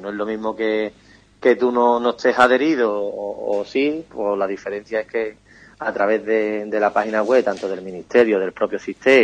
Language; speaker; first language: Spanish; native; Spanish